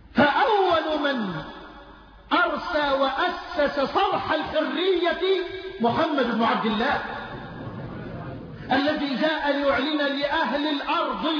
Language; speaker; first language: Arabic; native; Arabic